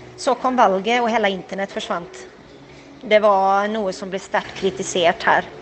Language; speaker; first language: Norwegian; native; Norwegian